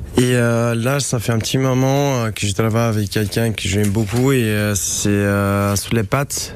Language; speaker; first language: French; non-native, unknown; Romanian